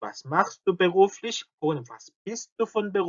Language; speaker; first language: German; non-native, fluent; Korean